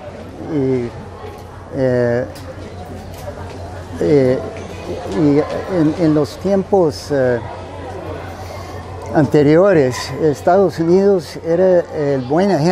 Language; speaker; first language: Spanish; non-native, fluent; English